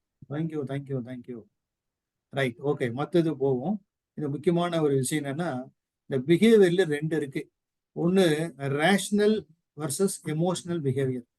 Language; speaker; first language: Tamil; native; Tamil